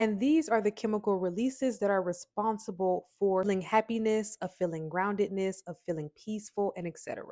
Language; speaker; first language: English; native; English